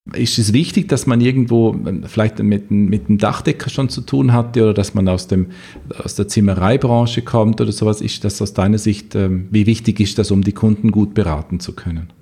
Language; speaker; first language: German; native; German